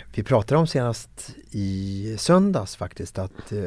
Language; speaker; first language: Swedish; native; Swedish